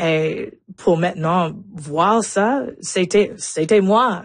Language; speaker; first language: French; non-native, local second language; English